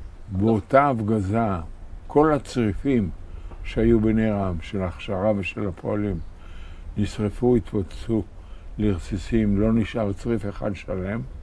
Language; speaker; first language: Hebrew; native; Hebrew